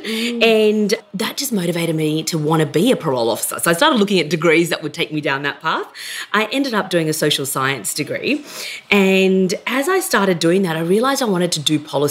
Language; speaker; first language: English; native; English